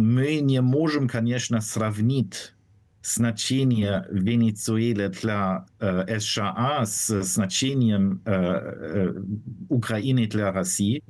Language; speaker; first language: Russian; non-native, fluent; German